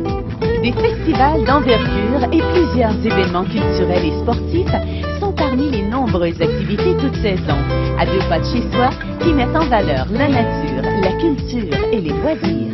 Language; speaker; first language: French; native; French